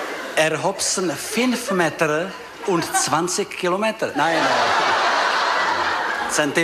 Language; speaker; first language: German; non-native, learner; Czech